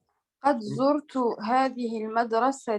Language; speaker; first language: Arabic; non-native, learner; French